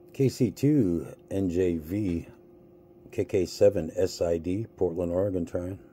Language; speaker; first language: English; native; English